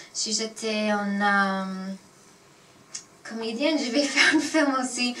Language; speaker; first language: French; non-native, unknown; English